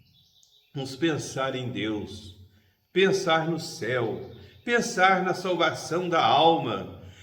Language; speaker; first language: Portuguese; native; Portuguese